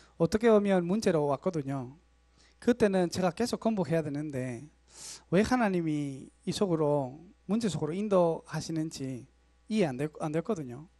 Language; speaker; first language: Korean; non-native, learner; Spanish